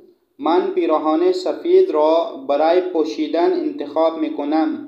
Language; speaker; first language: Persian; non-native, fluent; Urdu